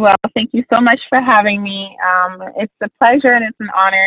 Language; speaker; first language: English; early bilingual, other home language; French